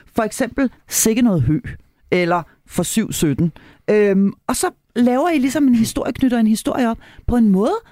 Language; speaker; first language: Danish; native; Danish